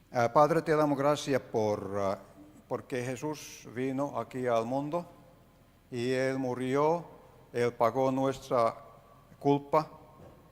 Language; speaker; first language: Spanish; non-native, fluent; Finnish